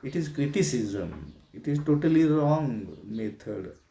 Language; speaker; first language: English; non-native, local second language; Marathi